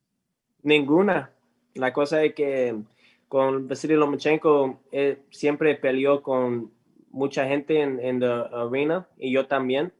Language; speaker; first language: Spanish; early bilingual, heritage; English